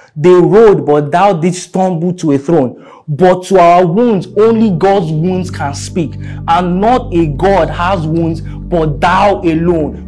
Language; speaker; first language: English; non-native, local second language; Yoruba